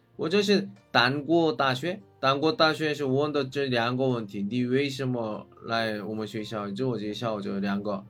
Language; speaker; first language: Chinese; non-native, learner; Korean